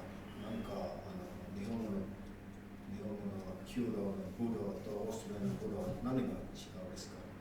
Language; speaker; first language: Japanese; non-native, learner; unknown